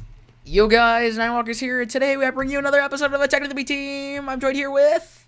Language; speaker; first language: English; native; English